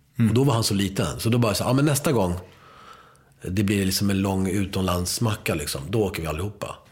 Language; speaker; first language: Swedish; early bilingual, other home language; Spanish